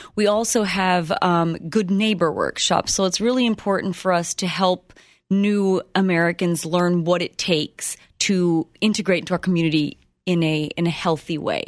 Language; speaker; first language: English; early bilingual, other home language; Spanish